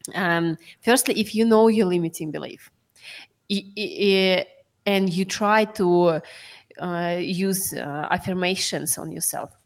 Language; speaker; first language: English; non-native, fluent; Russian